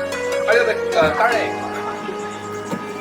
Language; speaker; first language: English; non-native, learner; Chinese